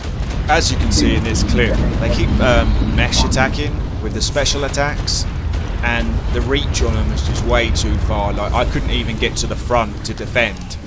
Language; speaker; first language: English; native; English